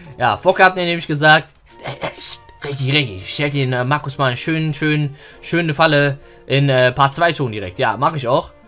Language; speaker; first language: German; early bilingual, other home language; Turkish